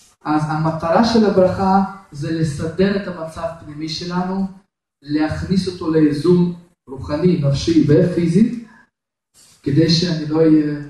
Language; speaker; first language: Hebrew; non-native, fluent; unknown